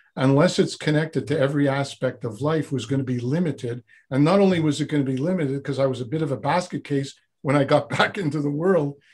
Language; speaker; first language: English; native; English